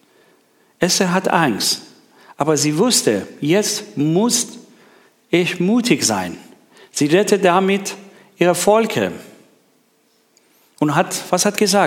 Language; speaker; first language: German; non-native, learner; Persian